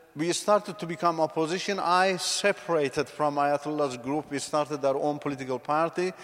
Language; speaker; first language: English; non-native, fluent; Persian